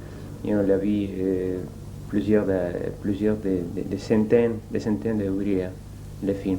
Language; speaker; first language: French; non-native, learner; Spanish